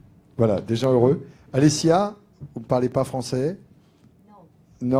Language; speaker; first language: French; native; French